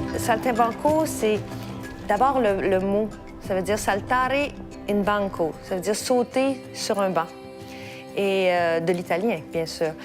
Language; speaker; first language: French; native; French